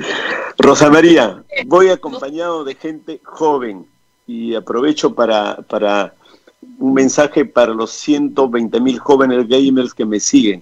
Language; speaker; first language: Spanish; native; Spanish